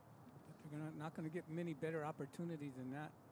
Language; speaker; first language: English; native; English